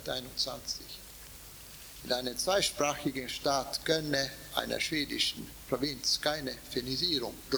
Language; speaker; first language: German; non-native, fluent; Swedish